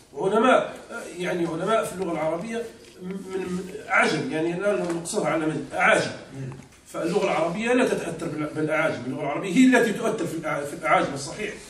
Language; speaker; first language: Arabic; non-native, local second language; Berber languages